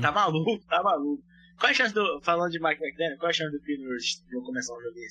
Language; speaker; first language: Portuguese; native; Portuguese